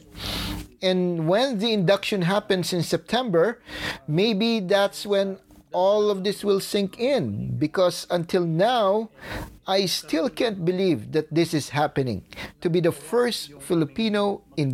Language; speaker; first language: English; non-native, local second language; Filipino